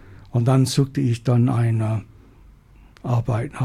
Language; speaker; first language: German; non-native, learner; English